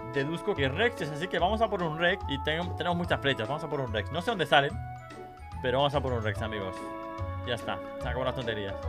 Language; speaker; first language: Spanish; native; Spanish